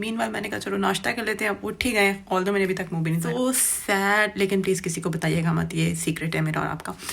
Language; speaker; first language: Urdu; native; Urdu